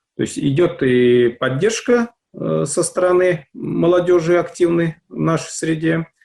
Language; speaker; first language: Russian; native; Russian